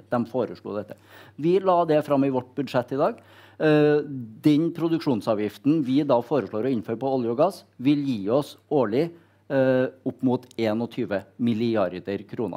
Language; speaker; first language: Norwegian; native; Norwegian